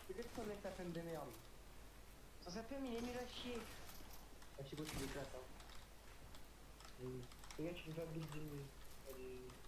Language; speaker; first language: French; native; French